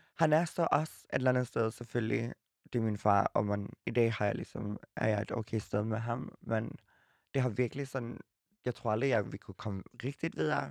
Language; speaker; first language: Danish; early bilingual, other home language; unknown